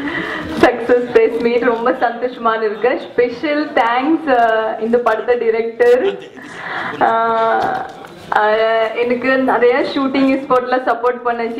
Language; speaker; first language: Tamil; non-native, learner; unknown